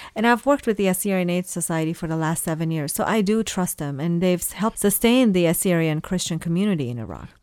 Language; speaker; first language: English; non-native, fluent; Persian